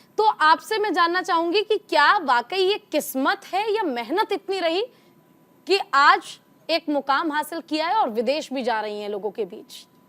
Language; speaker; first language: Hindi; native; Hindi